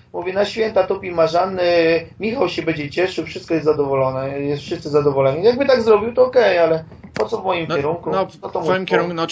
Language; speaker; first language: Polish; native; Polish